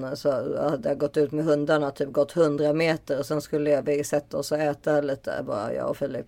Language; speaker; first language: Swedish; native; Swedish